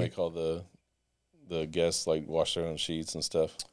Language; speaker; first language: English; native; English